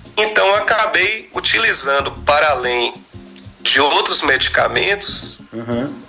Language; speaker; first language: Portuguese; native; Portuguese